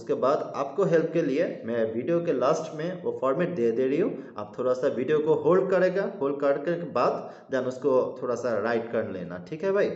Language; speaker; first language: Hindi; non-native, learner; Bangla